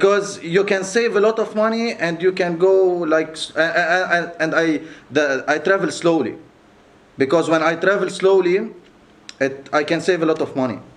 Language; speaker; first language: English; non-native, local second language; Arabic